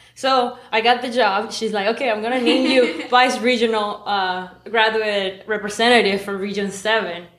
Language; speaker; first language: English; non-native, fluent; Spanish